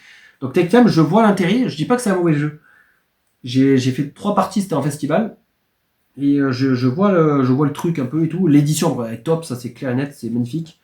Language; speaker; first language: French; native; French